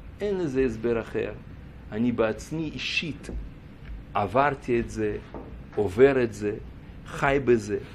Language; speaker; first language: Hebrew; non-native, fluent; Russian